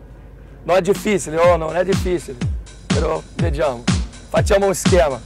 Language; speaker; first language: Italian; non-native, learner; Portuguese